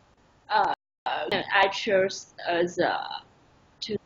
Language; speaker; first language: English; non-native, learner; Chinese